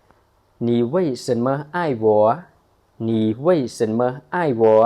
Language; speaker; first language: Chinese; non-native, fluent; Khmer